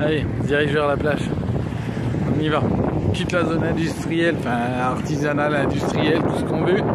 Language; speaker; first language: French; native; French